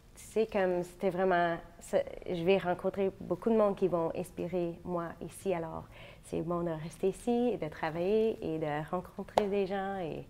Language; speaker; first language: French; non-native, fluent; English